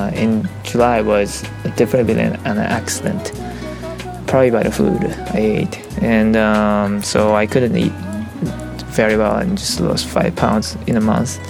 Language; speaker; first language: English; non-native, fluent; Japanese